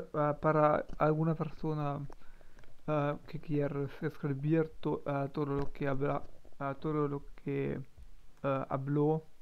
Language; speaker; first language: Spanish; non-native, learner; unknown